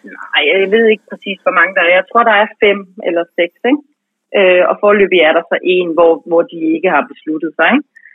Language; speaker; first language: Danish; native; Danish